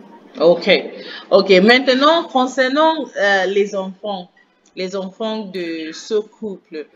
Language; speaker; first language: French; non-native, learner; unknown